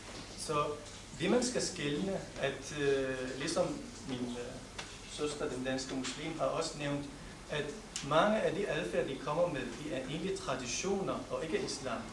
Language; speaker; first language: Danish; non-native, local second language; Arabic